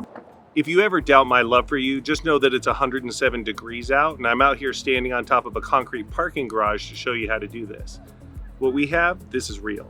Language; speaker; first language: English; native; English